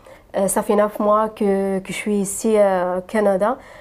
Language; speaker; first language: French; non-native, local second language; Arabic